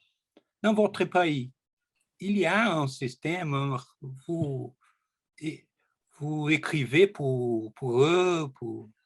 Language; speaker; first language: French; non-native, learner; Portuguese